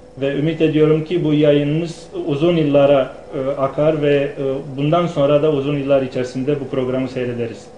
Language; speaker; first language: Turkish; non-native, fluent; Romanian